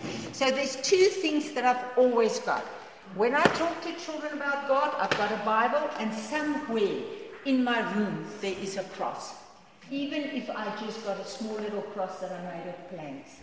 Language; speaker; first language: English; non-native, local second language; Afrikaans